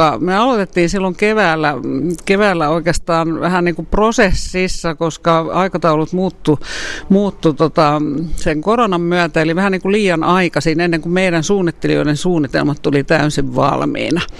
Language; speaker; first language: Finnish; native; Finnish